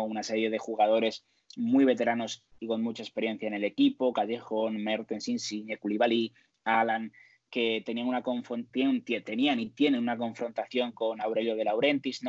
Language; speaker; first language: Spanish; native; Spanish